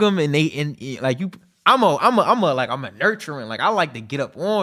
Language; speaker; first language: English; native; English